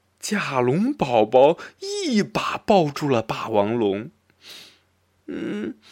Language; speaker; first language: Chinese; native; Chinese